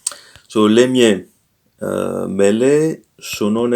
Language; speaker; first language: Italian; non-native, learner; English